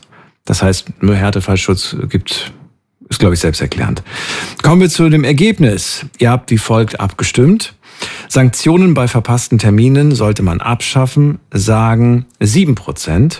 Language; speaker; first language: German; native; German